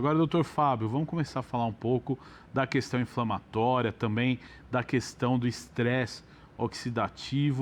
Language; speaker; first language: Portuguese; native; Portuguese